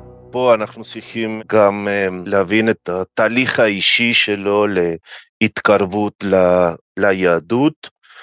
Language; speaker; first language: Hebrew; non-native, fluent; Spanish